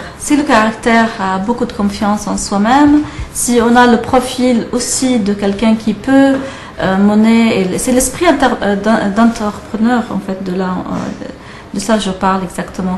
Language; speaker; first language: French; non-native, fluent; Arabic